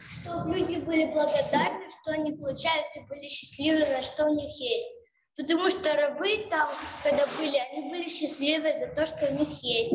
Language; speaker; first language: Russian; early bilingual, heritage; Russian